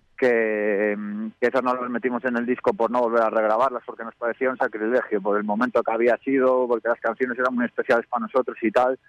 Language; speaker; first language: Spanish; native; Spanish